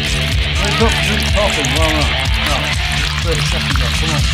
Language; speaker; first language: English; native; English